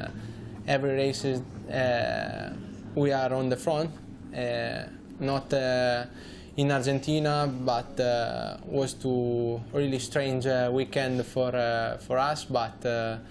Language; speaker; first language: English; non-native, learner; Italian